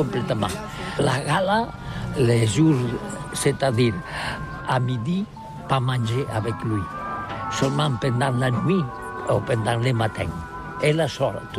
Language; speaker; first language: French; non-native, learner; Catalan